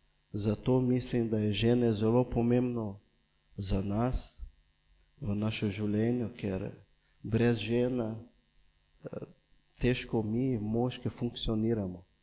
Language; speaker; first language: Slovenian; non-native, fluent; Portuguese